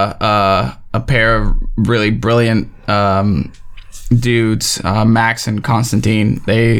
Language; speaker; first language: English; native; English